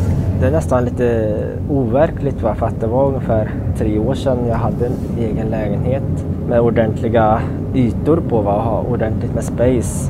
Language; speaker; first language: Swedish; native; Swedish